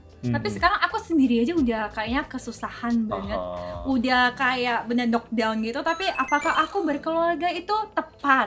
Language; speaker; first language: Indonesian; non-native, fluent; Korean